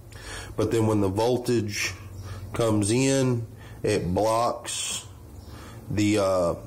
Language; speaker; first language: English; native; English